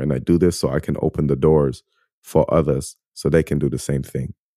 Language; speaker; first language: English; early bilingual, other home language; German